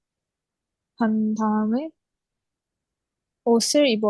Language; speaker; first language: Korean; non-native, learner; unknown